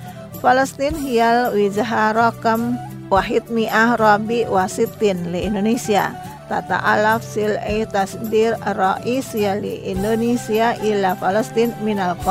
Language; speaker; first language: Arabic; non-native, learner; Indonesian